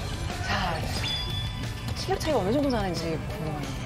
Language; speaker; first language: Korean; native; Korean